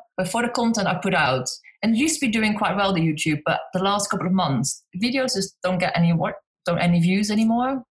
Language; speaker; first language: English; non-native, fluent; Dutch